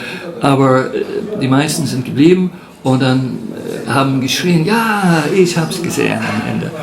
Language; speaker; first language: German; non-native, fluent; English